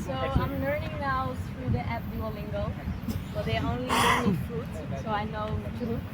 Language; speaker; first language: English; non-native, fluent; Dutch